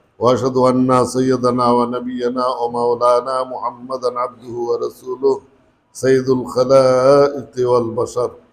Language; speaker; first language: Arabic; non-native, fluent; Bangla